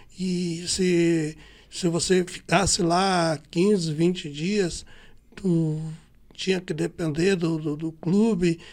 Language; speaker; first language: Portuguese; native; Portuguese